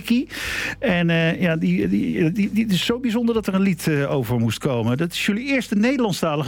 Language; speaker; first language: Dutch; native; Dutch